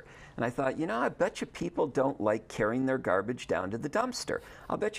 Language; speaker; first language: English; native; English